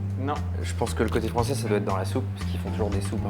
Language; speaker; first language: French; native; French